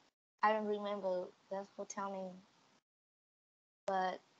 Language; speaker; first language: English; non-native, learner; Vietnamese